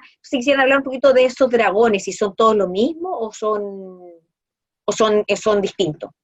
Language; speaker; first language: Spanish; native; Spanish